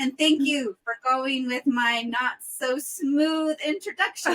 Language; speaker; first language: English; native; English